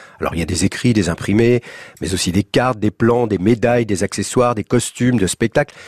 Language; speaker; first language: French; native; French